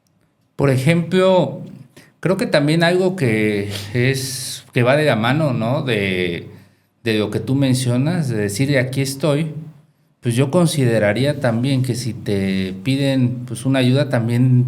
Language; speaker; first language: Spanish; native; Spanish